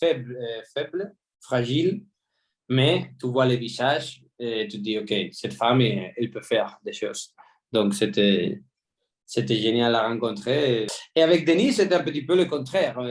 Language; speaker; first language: French; non-native, fluent; Spanish